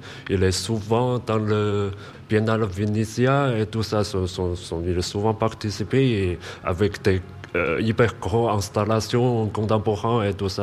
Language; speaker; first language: French; non-native, learner; Chinese